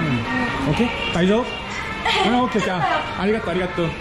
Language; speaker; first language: Korean; native; Korean